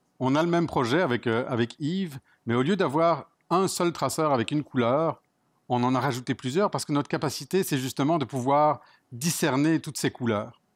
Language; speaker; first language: French; native; French